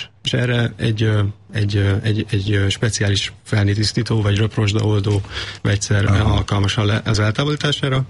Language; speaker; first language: Hungarian; native; Hungarian